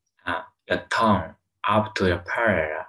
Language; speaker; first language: English; non-native, learner; Chinese